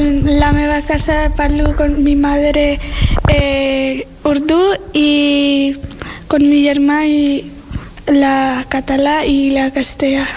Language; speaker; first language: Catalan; non-native, learner; Urdu